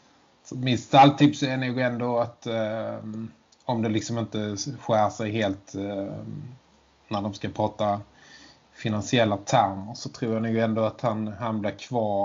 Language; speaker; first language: Swedish; native; Swedish